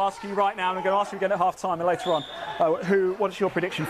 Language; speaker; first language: English; native; English